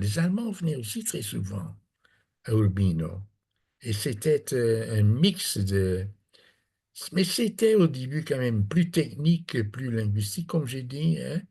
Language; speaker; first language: French; non-native, fluent; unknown